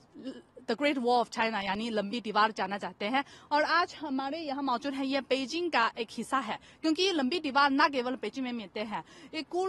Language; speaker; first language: Hindi; non-native, fluent; Chinese